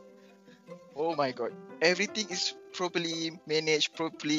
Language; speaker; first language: English; non-native, local second language; Malay